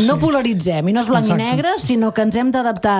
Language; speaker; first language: Catalan; native; Catalan